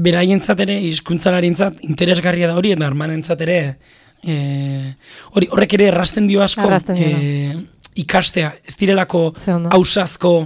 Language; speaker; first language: Basque; native; Basque